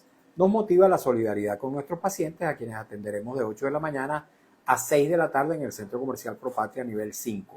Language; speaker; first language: Spanish; native; Spanish